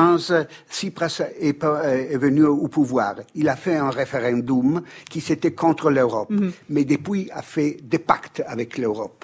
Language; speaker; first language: French; non-native, fluent; Italian